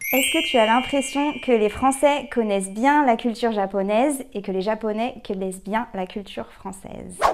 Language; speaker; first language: French; native; French